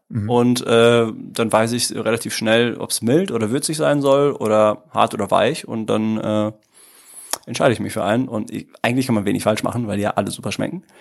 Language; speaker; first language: German; early bilingual, other home language; Italian